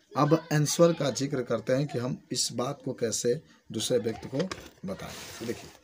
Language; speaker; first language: Hindi; native; Hindi